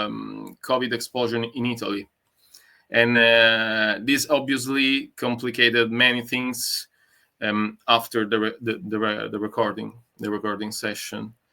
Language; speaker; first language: English; non-native, learner; Italian